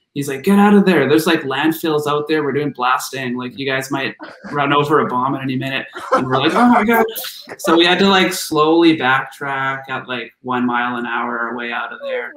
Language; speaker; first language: English; native; English